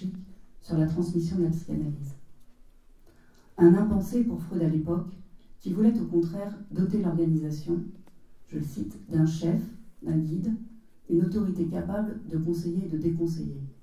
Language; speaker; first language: French; native; French